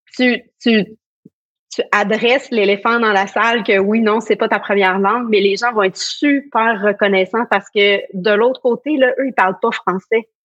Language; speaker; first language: French; native; French